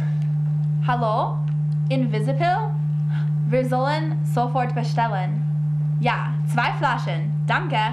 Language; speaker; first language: German; non-native, learner; English